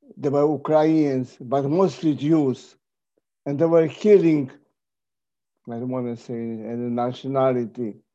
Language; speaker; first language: English; non-native, fluent; Polish